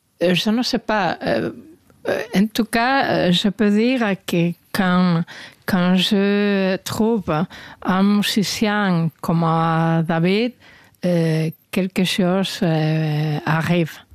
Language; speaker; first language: French; non-native, fluent; Spanish